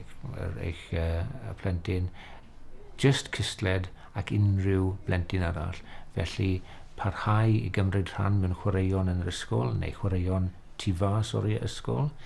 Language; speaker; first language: Welsh; native; Welsh